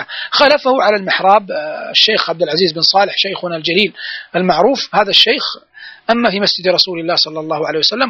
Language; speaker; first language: Arabic; native; Arabic